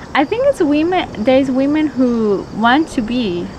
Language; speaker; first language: English; non-native, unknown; Spanish